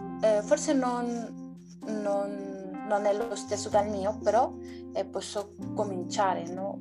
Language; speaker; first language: Italian; non-native, learner; Spanish